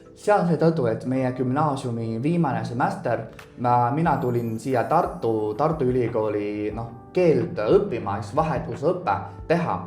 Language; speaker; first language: Estonian; non-native, fluent; Chinese